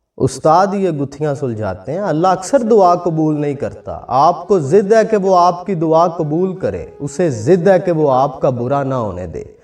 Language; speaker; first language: Urdu; non-native, local second language; Punjabi